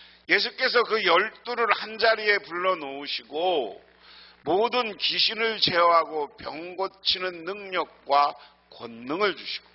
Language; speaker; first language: Korean; native; Korean